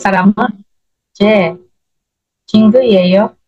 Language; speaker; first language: Korean; non-native, learner; Filipino